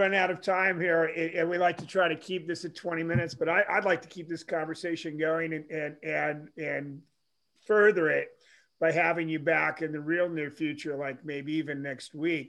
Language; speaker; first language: English; native; English